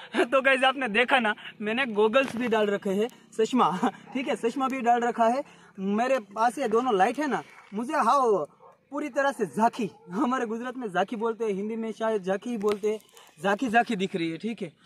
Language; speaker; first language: Hindi; non-native, local second language; Gujarati